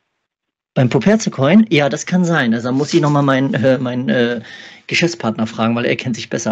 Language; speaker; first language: German; native; German